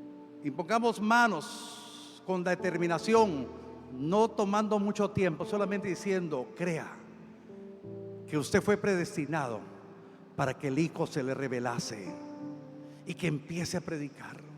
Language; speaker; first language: Spanish; native; Spanish